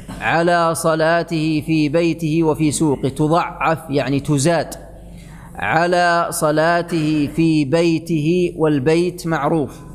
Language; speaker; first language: Arabic; native; Arabic